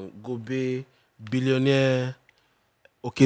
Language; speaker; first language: English; non-native, local second language; Yoruba